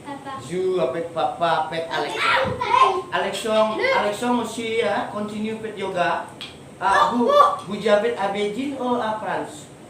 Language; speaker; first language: French; non-native, learner; Indonesian